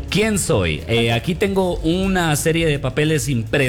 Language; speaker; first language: Spanish; native; Spanish